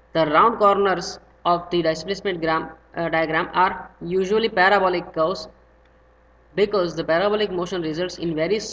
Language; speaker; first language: English; non-native, local second language; Gujarati